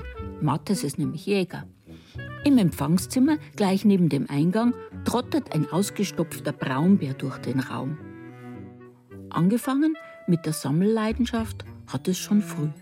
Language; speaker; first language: German; native; German